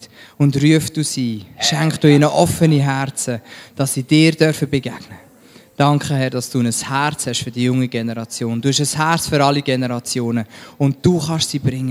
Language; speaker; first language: German; native; German